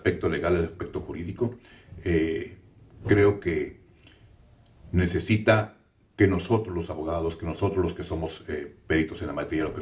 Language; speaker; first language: Spanish; native; Spanish